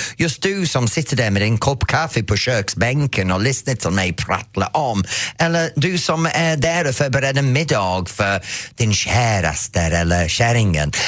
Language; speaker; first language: Swedish; non-native, fluent; English